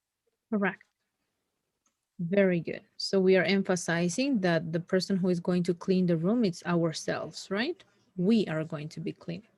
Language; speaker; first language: English; non-native, fluent; Spanish